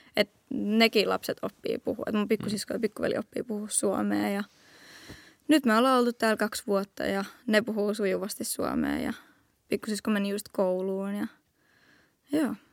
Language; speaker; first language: Finnish; early bilingual, heritage; Finnish